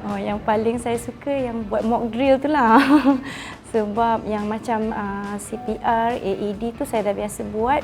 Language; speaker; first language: Malay; native; Malay